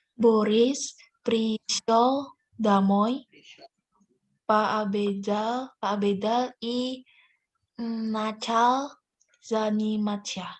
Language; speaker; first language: Russian; non-native, learner; Indonesian